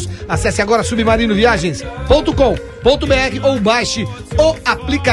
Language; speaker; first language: Portuguese; native; Portuguese